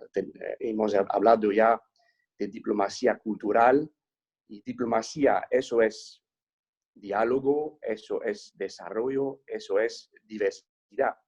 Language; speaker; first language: Spanish; non-native, fluent; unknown